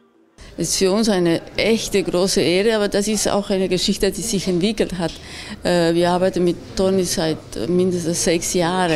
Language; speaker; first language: German; non-native, fluent; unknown